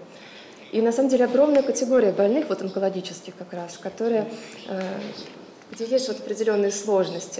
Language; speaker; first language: Russian; native; Russian